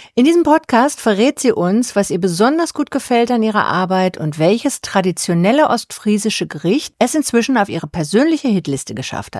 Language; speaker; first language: German; native; German